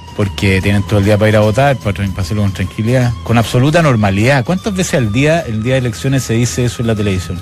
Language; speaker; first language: Spanish; native; Spanish